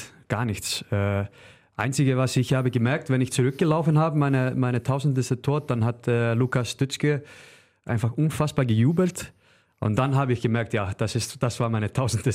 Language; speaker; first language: German; non-native, fluent; Icelandic